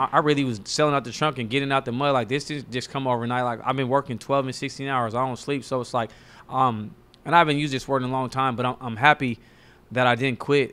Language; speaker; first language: English; native; English